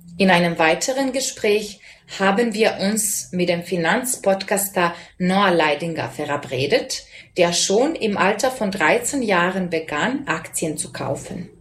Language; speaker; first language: German; non-native, fluent; Serbian